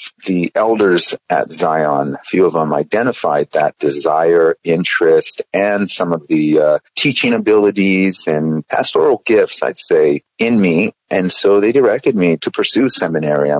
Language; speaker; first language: English; native; English